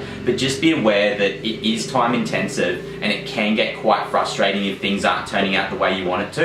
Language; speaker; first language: English; native; English